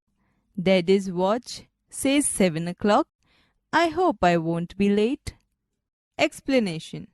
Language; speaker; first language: English; non-native, local second language; Gujarati